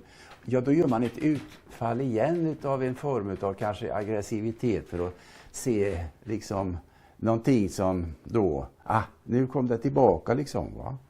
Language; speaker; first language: Swedish; native; Swedish